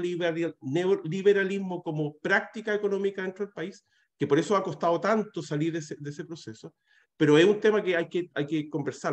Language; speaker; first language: Spanish; native; Spanish